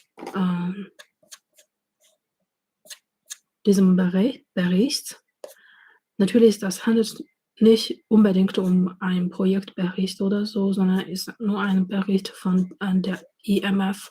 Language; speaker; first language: German; non-native, fluent; Chinese